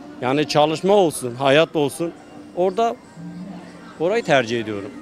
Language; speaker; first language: Turkish; native; Turkish